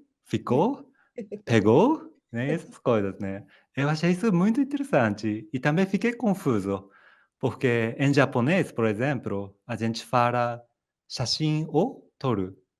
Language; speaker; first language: Portuguese; non-native, fluent; Japanese